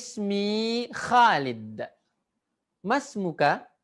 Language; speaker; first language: Arabic; non-native, fluent; Indonesian